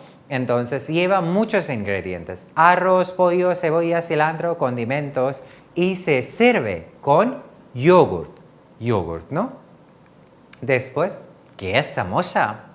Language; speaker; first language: Spanish; non-native, fluent; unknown